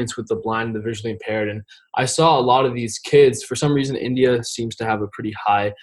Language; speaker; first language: English; native; English